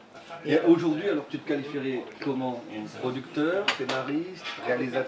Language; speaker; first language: French; native; French